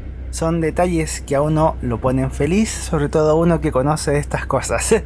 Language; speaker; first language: Spanish; native; Spanish